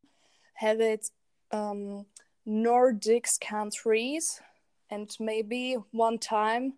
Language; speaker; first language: English; non-native, learner; Czech